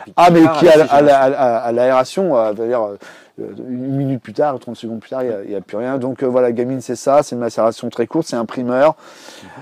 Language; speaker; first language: French; native; French